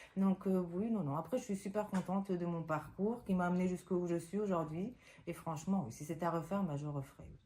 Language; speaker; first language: French; non-native, fluent; Spanish